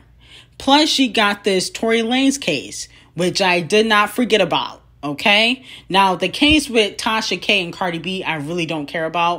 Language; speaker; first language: English; native; English